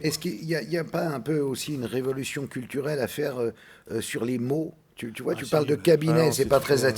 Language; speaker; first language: French; native; French